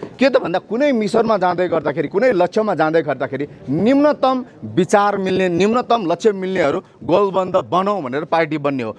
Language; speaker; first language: Nepali; non-native, local second language; Newari